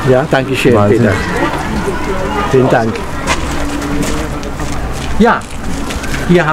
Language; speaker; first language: German; native; German